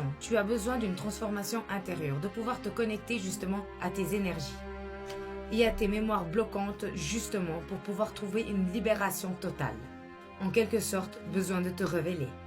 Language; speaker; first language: French; native; French